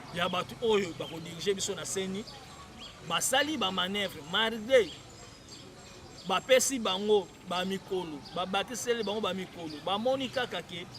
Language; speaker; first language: Lingala; native; Lingala